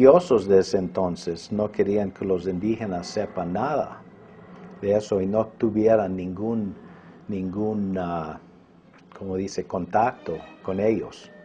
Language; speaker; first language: Spanish; early bilingual, other home language; English